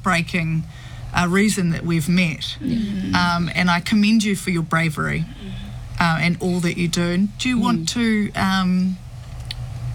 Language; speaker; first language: English; native; English